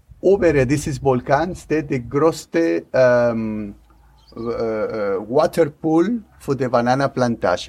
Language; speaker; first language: German; non-native, learner; Spanish